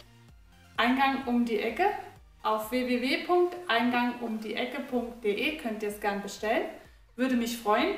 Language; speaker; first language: German; native; German